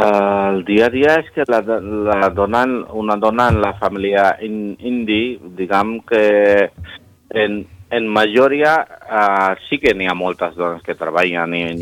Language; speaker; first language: Catalan; non-native, learner; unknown